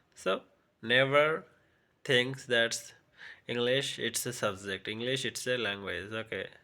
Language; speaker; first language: English; non-native, local second language; Bangla